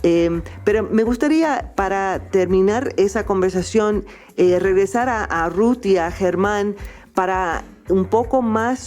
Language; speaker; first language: Spanish; non-native, fluent; English